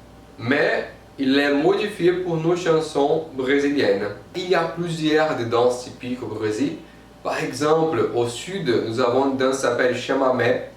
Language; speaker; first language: French; non-native, fluent; Portuguese